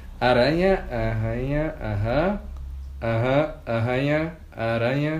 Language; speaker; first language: Portuguese; non-native, fluent; German